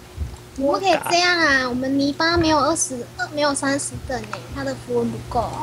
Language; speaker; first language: Chinese; native; Chinese